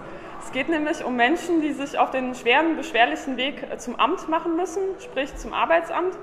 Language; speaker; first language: German; native; German